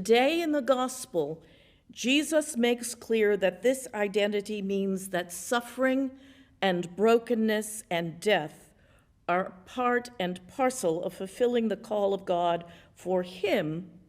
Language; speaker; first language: English; native; English